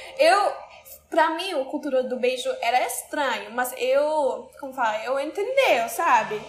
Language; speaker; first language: Portuguese; non-native, learner; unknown